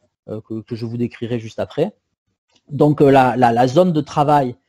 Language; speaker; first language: French; native; French